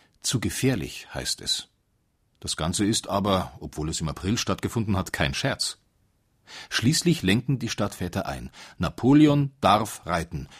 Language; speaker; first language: German; native; German